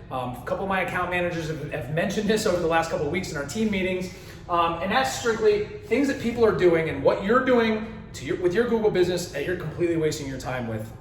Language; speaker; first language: English; native; English